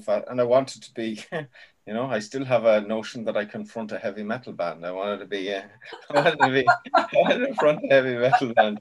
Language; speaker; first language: English; native; English